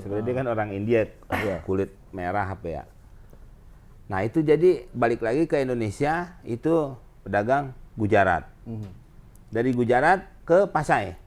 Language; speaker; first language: Indonesian; native; Indonesian